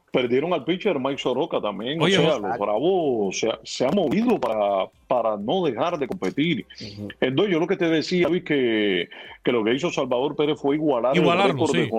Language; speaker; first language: Spanish; native; Spanish